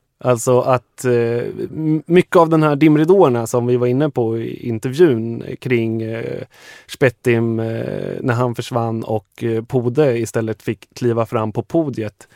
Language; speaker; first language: Swedish; native; Swedish